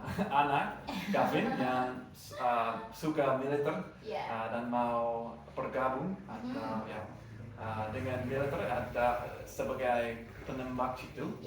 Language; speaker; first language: Indonesian; non-native, learner; English